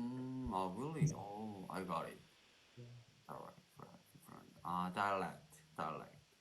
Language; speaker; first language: English; non-native, learner; Korean